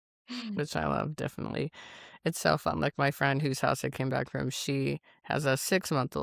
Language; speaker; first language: English; native; English